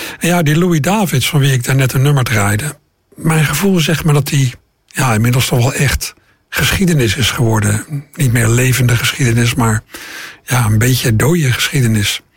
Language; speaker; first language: Dutch; native; Dutch